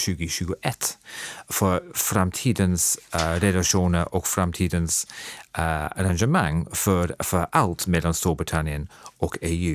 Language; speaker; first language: Swedish; non-native, fluent; English